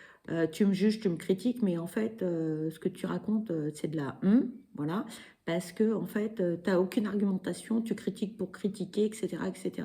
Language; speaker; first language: French; native; French